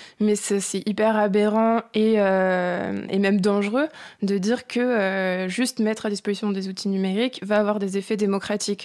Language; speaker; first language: French; native; French